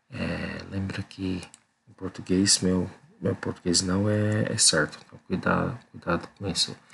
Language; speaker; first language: Portuguese; non-native, learner; English